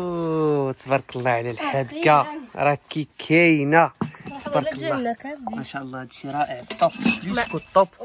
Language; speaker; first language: Arabic; native; Arabic